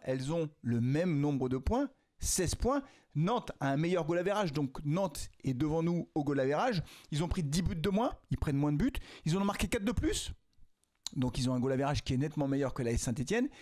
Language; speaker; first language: French; native; French